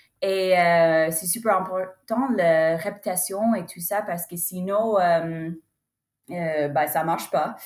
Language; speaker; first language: French; non-native, fluent; English